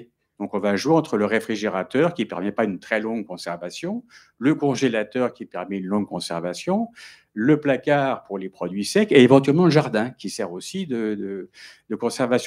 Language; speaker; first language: French; native; French